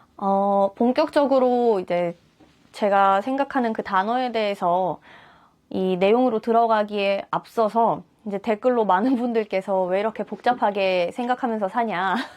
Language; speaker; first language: Korean; non-native, fluent; Russian